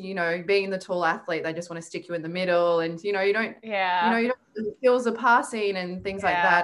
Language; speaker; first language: English; native; English